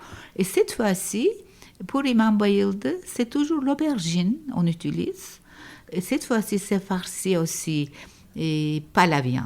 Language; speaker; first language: French; non-native, fluent; Turkish